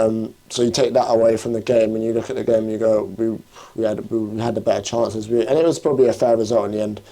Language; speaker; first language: English; native; English